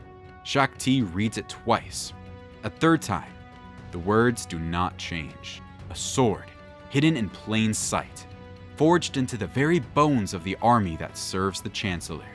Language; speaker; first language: English; native; English